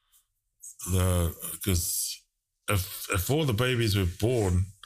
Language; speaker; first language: English; native; English